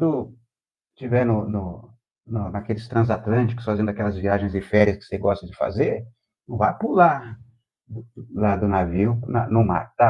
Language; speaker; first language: Portuguese; native; Portuguese